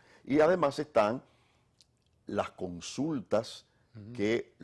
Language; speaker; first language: Spanish; native; Spanish